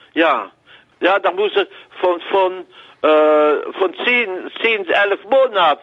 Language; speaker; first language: German; non-native, learner; French